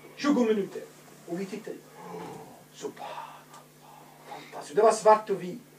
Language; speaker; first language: Swedish; non-native, fluent; Arabic